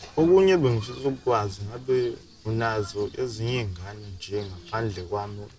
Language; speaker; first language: Zulu; native; Zulu